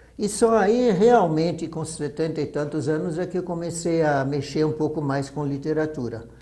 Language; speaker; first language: Portuguese; early bilingual, other home language; German